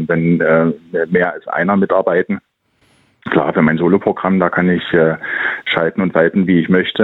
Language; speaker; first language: German; native; German